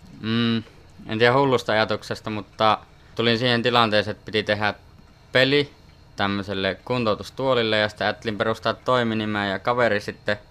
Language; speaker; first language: Finnish; native; Finnish